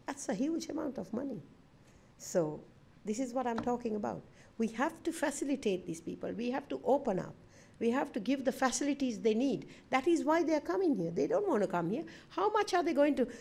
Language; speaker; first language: English; non-native, local second language; Sinhala